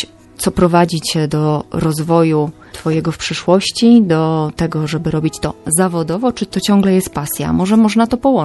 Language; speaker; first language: Polish; native; Polish